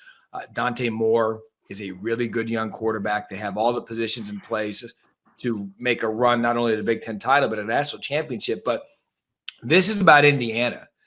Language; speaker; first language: English; native; English